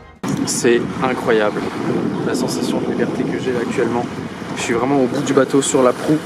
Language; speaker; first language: French; native; French